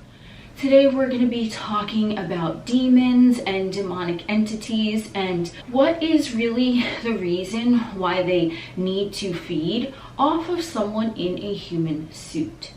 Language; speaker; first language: English; native; English